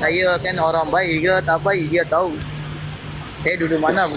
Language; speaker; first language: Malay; non-native, learner; Rohingya